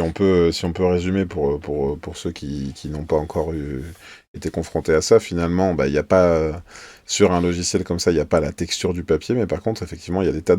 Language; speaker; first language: French; native; French